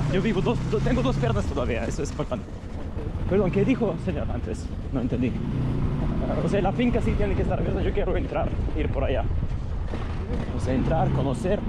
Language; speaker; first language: Spanish; non-native, fluent; Russian